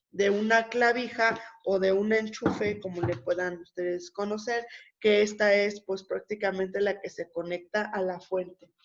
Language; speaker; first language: Spanish; native; Spanish